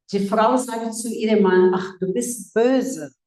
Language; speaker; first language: German; non-native, fluent; Portuguese